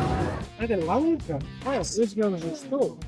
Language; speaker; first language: Swedish; non-native, fluent; Icelandic